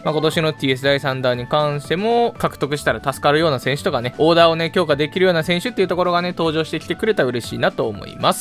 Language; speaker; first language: Japanese; native; Japanese